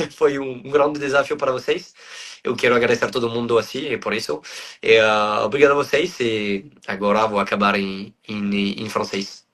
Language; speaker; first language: Portuguese; non-native, fluent; French